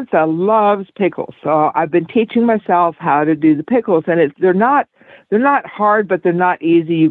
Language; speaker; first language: English; native; English